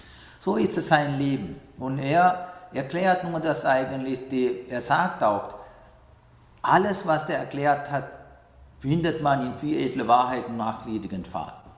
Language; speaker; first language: German; non-native, learner; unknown